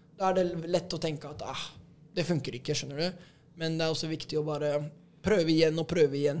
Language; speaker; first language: Norwegian; native; Norwegian